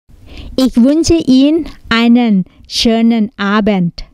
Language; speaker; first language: German; non-native, learner; Thai